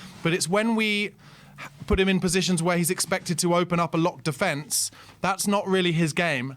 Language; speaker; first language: English; native; English